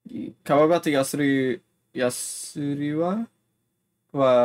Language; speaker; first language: Japanese; non-native, learner; English